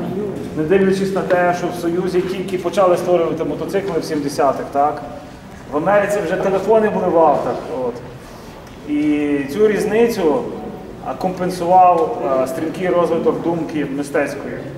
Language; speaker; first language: Ukrainian; native; Ukrainian